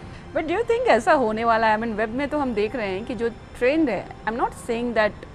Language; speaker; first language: Hindi; native; Hindi